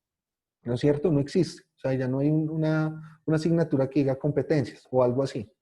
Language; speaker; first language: Spanish; native; Spanish